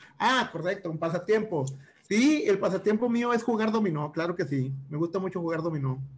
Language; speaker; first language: Spanish; native; Spanish